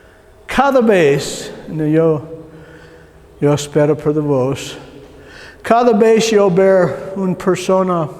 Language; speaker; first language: Spanish; non-native, learner; English